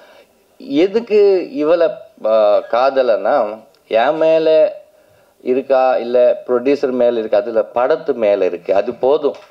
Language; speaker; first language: Tamil; non-native, learner; Telugu